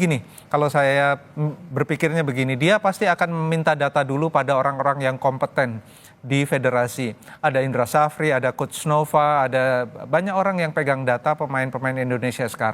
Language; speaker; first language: Indonesian; native; Indonesian